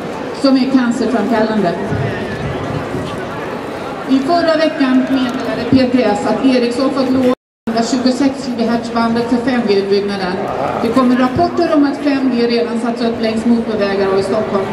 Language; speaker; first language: Swedish; native; Swedish